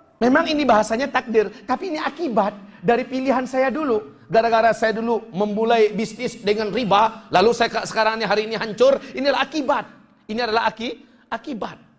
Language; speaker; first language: Indonesian; non-native, local second language; Minangkabau